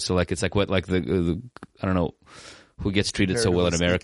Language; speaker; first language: English; native; English